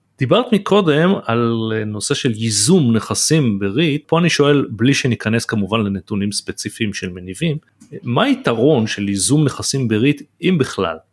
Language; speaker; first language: Hebrew; native; Hebrew